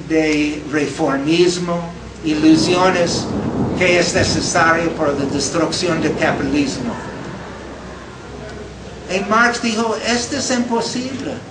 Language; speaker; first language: Spanish; non-native, fluent; English